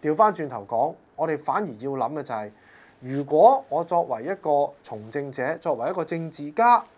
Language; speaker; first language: Cantonese; native; Cantonese